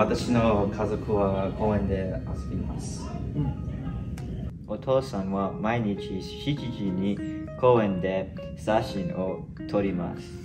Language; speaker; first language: Japanese; non-native, learner; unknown